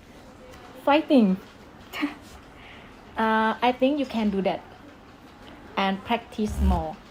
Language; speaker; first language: English; non-native, learner; Thai